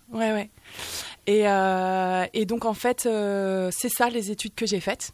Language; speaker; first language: French; native; French